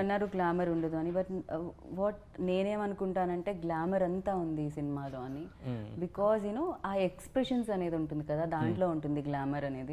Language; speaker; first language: Telugu; native; Telugu